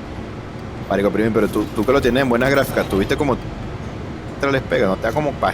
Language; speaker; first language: Spanish; native; Spanish